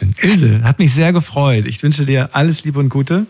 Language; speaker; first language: German; native; German